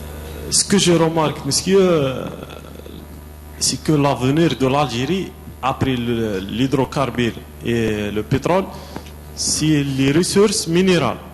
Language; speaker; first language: French; non-native, local second language; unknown